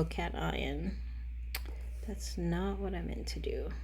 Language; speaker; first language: English; native; English